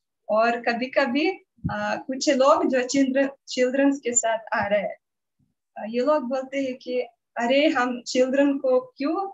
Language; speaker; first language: Hindi; non-native, learner; Russian